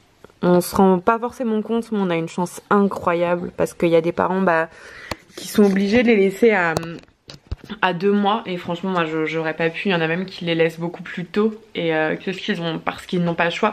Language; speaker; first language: French; native; French